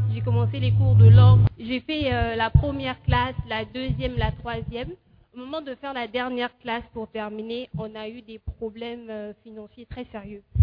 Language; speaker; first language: French; non-native, fluent; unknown